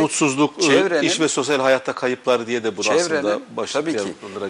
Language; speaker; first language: Turkish; native; Turkish